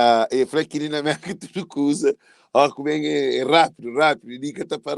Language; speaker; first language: Portuguese; non-native, local second language; Kabuverdianu